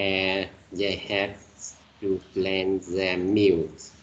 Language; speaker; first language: English; non-native, learner; Vietnamese